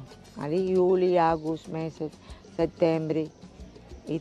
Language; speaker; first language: Bulgarian; non-native, fluent; Spanish